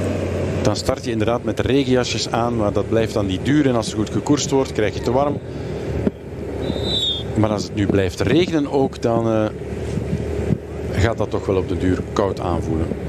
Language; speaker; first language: Dutch; native; Dutch